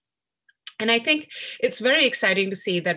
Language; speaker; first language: English; non-native, local second language; Hindi